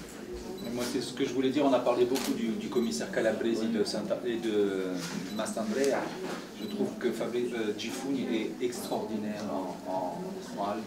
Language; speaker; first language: French; native; French